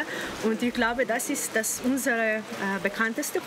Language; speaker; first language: German; non-native, fluent; Slovenian